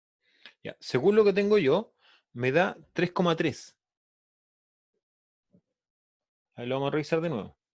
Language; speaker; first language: Spanish; native; Spanish